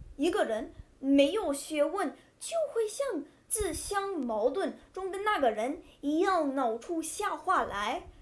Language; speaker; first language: Chinese; non-native, fluent; English